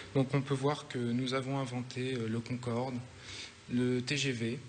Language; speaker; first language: French; native; French